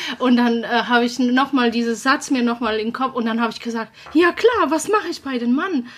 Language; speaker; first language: German; non-native, fluent; Polish